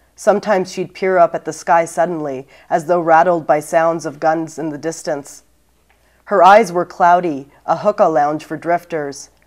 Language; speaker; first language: English; native; English